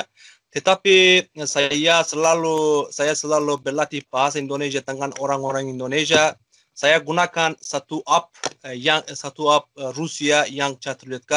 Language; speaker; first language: Indonesian; non-native, learner; Azerbaijani